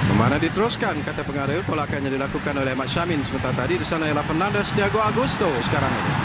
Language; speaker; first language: Malay; native; Malay